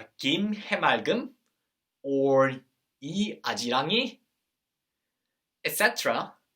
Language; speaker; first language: Korean; non-native, fluent; English